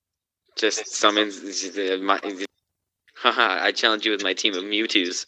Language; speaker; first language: English; native; English